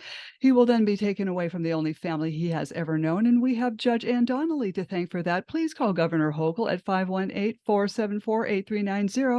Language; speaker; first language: English; native; English